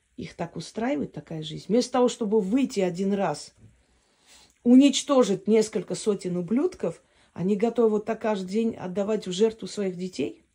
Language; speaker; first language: Russian; non-native, local second language; Armenian